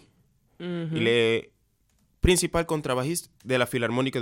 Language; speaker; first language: French; non-native, learner; Spanish